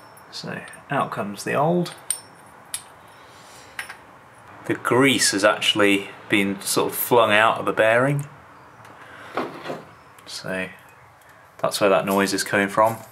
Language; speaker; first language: English; native; English